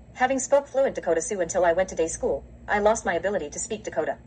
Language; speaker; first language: English; native; English